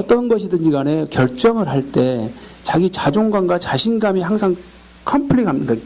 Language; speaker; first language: Korean; native; Korean